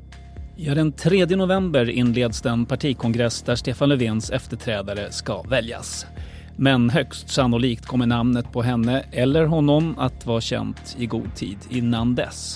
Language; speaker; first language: Swedish; native; Swedish